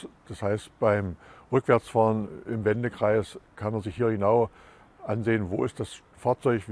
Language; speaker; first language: German; native; German